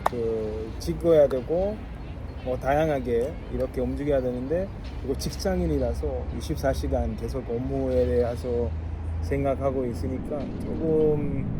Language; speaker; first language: Korean; non-native, fluent; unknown